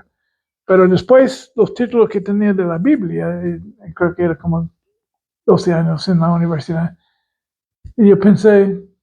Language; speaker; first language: Spanish; non-native, fluent; English